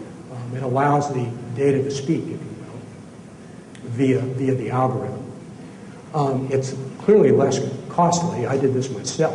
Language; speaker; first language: English; native; English